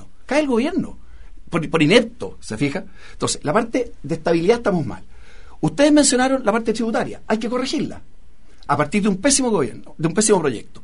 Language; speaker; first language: Spanish; native; Spanish